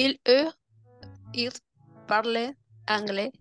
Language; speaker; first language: French; non-native, learner; Spanish